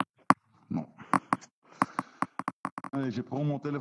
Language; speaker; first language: French; non-native, local second language; Dutch